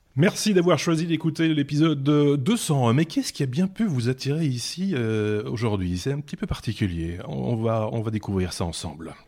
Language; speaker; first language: French; native; French